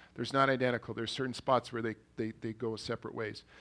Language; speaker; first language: English; early bilingual, other home language; Norwegian